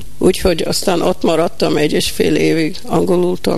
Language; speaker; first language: Hungarian; early bilingual, heritage; Hungarian